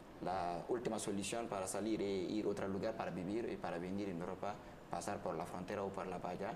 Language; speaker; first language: Spanish; non-native, learner; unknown